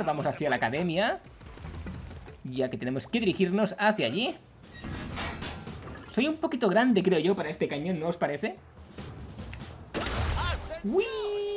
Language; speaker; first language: Spanish; native; Spanish